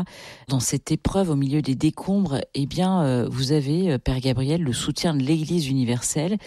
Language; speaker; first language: French; native; French